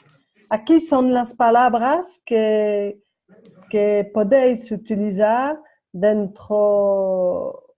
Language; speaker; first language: Spanish; non-native, learner; French